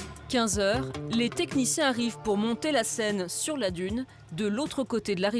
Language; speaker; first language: French; native; French